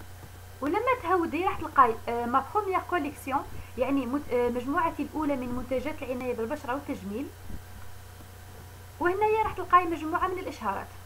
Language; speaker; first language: Arabic; native; Arabic